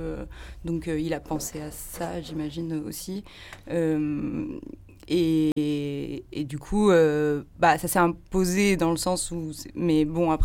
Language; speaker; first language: French; native; French